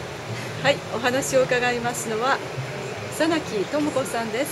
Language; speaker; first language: Japanese; native; Japanese